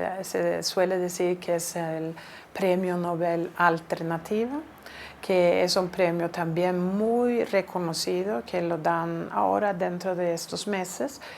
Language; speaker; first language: Spanish; non-native, fluent; Swedish